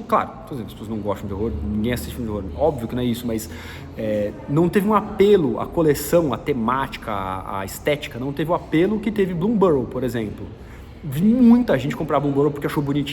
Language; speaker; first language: Portuguese; native; Portuguese